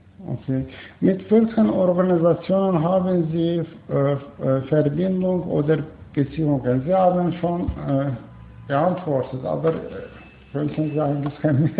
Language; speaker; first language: German; non-native, learner; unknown